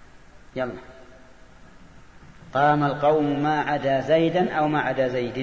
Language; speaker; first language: Arabic; native; Arabic